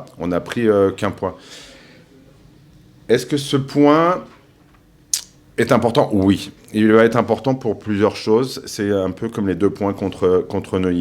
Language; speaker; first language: French; native; French